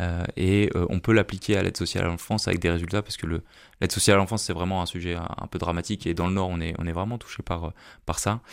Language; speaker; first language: French; native; French